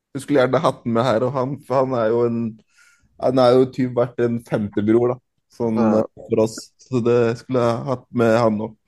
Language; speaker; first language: Norwegian; early bilingual, other home language; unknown